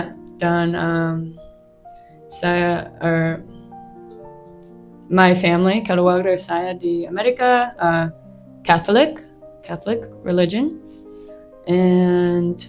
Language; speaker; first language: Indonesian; non-native, learner; English